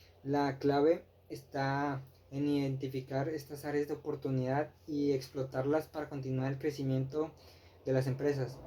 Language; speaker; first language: Spanish; native; Spanish